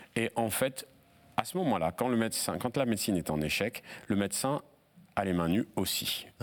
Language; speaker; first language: French; native; French